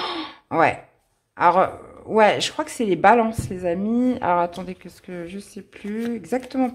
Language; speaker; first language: French; native; French